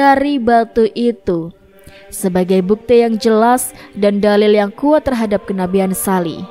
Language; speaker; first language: Indonesian; native; Indonesian